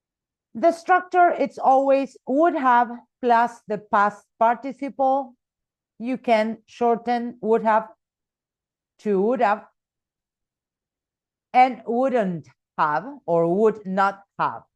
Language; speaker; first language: English; non-native, fluent; Spanish